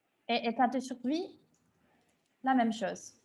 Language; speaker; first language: French; non-native, fluent; English